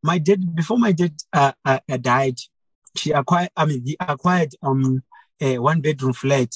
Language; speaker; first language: English; non-native, local second language; Shona